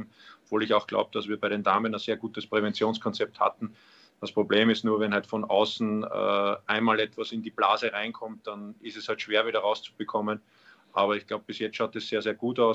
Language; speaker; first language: German; native; German